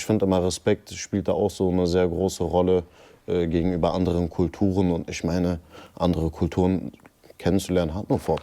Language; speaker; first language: German; early bilingual, other home language; Turkish